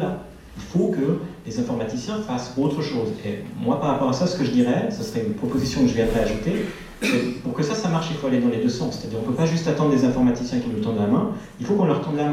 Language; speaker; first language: French; native; French